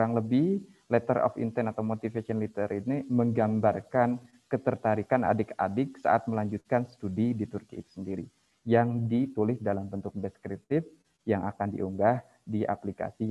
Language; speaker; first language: Indonesian; native; Indonesian